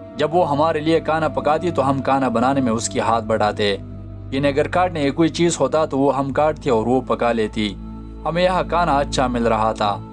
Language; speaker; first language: Urdu; non-native, local second language; Pashto